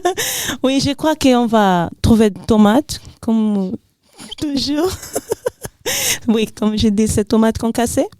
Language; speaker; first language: French; non-native, learner; Portuguese